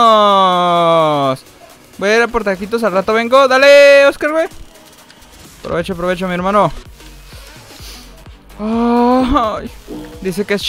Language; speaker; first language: Spanish; native; Spanish